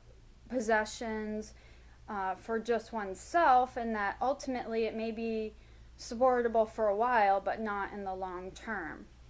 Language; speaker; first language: English; native; English